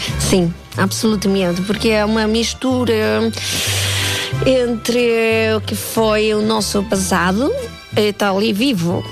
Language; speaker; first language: Portuguese; non-native, fluent; Spanish